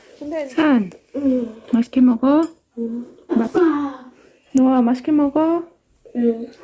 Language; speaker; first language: Korean; non-native, fluent; Spanish